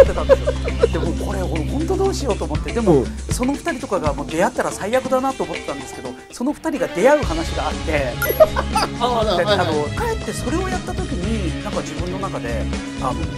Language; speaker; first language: Japanese; native; Japanese